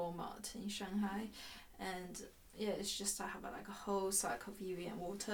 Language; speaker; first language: English; non-native, fluent; Chinese